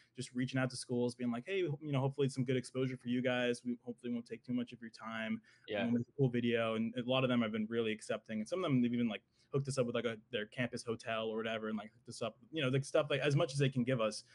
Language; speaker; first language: English; native; English